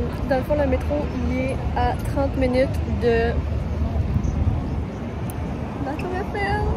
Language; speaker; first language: French; native; French